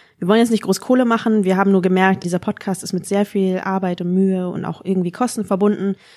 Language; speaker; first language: German; early bilingual, other home language; Vietnamese